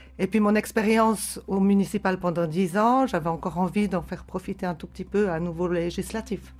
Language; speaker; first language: French; native; French